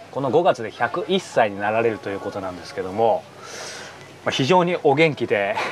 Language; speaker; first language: Japanese; native; Japanese